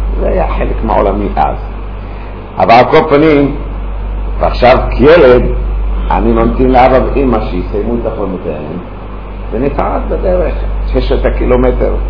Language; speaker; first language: Hebrew; early bilingual, other home language; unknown